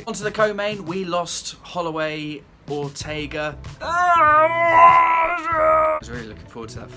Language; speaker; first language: English; native; English